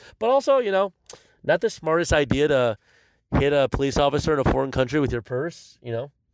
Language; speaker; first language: English; native; English